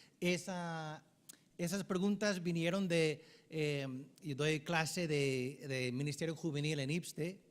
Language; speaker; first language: Spanish; non-native, fluent; English